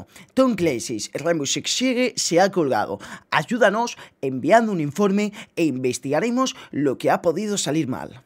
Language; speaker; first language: Spanish; native; Spanish